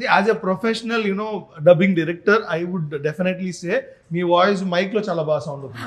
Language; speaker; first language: Telugu; native; Telugu